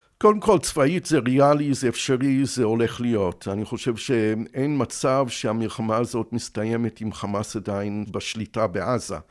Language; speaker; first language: Hebrew; non-native, fluent; English